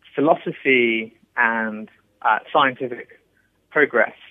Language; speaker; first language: English; native; English